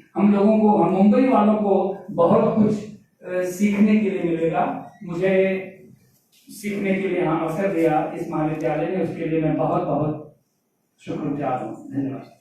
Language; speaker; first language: Hindi; native; Hindi